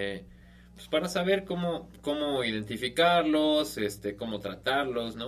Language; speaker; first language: Spanish; native; Spanish